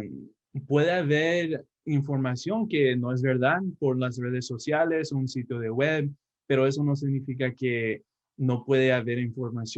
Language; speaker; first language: Spanish; early bilingual, heritage; Spanish